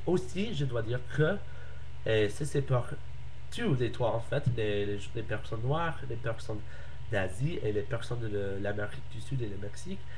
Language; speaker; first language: French; non-native, learner; English